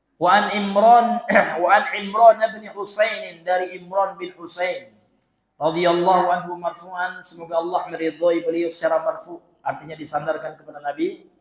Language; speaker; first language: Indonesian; non-native, local second language; Minangkabau